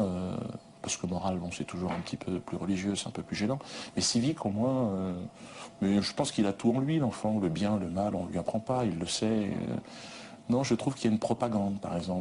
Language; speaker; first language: French; native; French